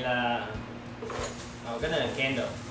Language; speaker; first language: Vietnamese; early bilingual, other home language; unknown